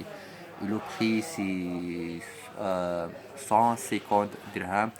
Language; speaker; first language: French; non-native, learner; Arabic